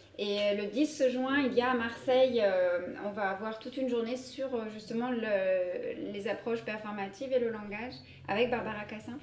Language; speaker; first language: French; early bilingual, other home language; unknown